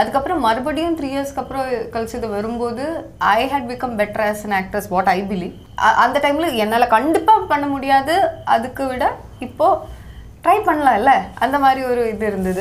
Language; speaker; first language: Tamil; non-native, local second language; Malayalam